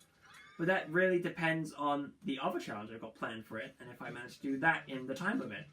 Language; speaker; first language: English; native; English